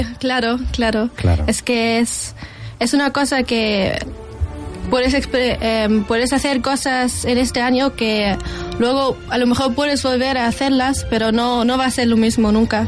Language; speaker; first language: Spanish; non-native, fluent; German